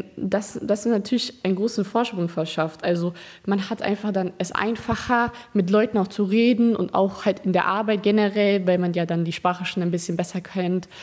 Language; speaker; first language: German; native; German